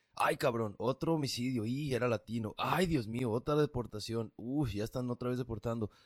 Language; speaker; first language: Spanish; native; Spanish